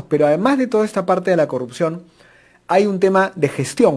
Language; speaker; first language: Spanish; native; Spanish